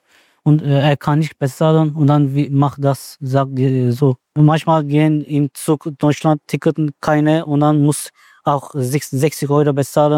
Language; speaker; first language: German; non-native, learner; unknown